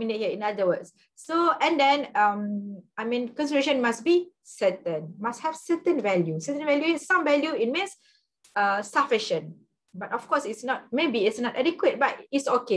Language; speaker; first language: English; non-native, local second language; Malay